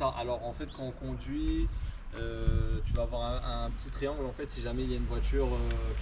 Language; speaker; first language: French; native; French